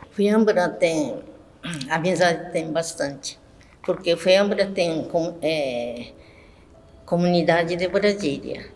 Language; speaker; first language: Portuguese; early bilingual, other home language; Japanese